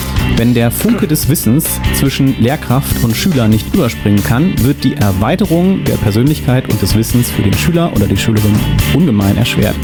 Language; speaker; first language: German; native; German